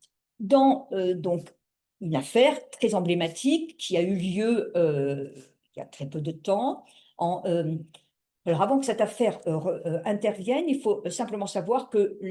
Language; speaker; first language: French; native; French